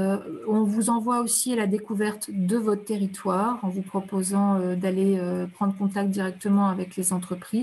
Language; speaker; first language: French; native; French